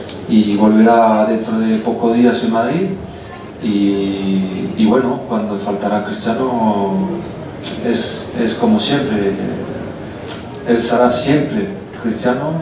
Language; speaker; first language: Spanish; non-native, fluent; French